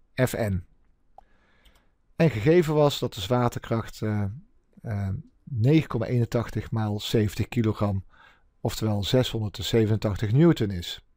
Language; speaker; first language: Dutch; native; Dutch